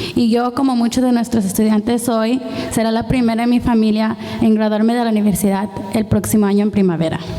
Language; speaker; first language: Spanish; early bilingual, heritage; Spanish